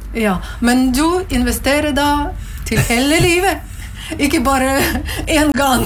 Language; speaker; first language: Norwegian; non-native, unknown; Russian